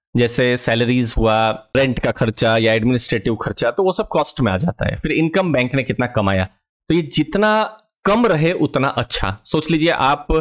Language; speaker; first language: Hindi; native; Hindi